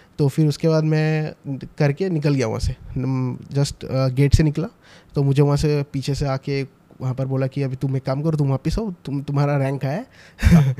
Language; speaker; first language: Hindi; non-native, local second language; Assamese